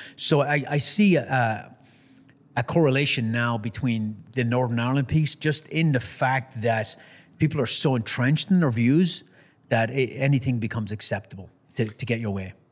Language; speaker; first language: English; native; English